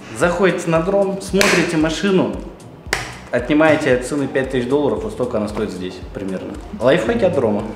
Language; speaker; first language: Russian; native; Russian